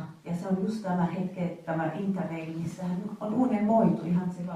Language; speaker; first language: Finnish; non-native, fluent; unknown